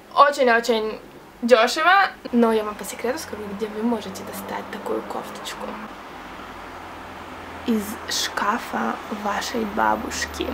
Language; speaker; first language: Russian; early bilingual, heritage; Russian